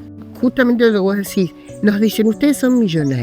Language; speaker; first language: Spanish; native; Spanish